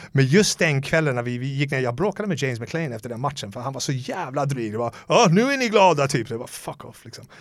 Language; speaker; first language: Swedish; non-native, fluent; English